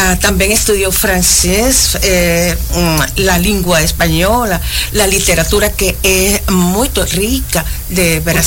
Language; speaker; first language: Portuguese; non-native, learner; Spanish